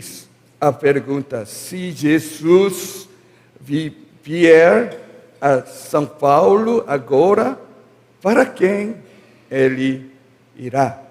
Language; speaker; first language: Portuguese; non-native, learner; Korean